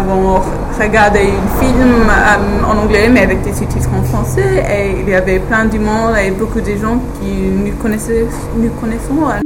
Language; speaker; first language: French; non-native, learner; English